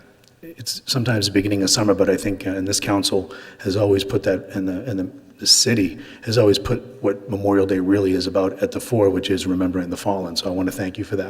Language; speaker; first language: English; native; English